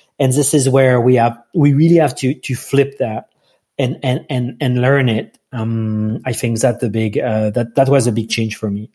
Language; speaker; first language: English; non-native, fluent; French